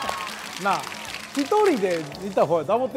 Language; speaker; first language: Japanese; native; Japanese